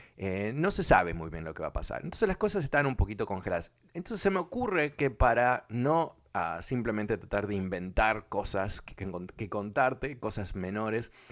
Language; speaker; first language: Spanish; early bilingual, other home language; English